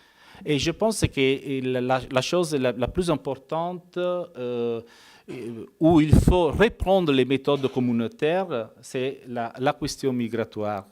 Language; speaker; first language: French; non-native, fluent; Italian